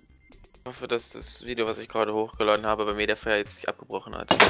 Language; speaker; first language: German; native; German